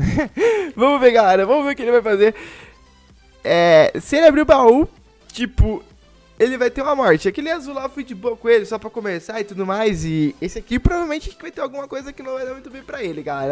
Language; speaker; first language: Portuguese; native; Portuguese